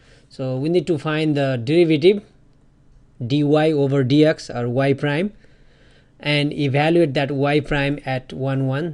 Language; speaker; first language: English; non-native, fluent; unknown